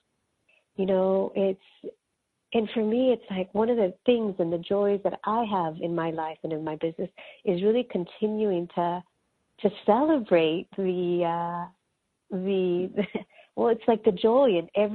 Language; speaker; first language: English; early bilingual, other home language; Spanish